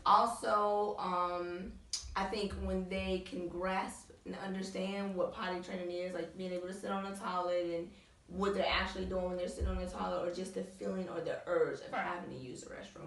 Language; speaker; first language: English; native; English